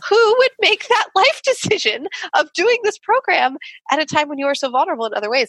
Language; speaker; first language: English; native; English